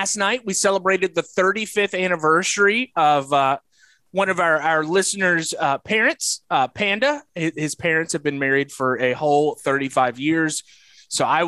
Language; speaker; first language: English; native; English